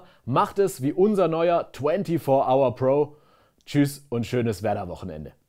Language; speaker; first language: German; native; German